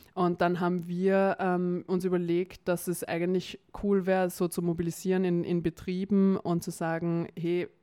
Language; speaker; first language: German; native; German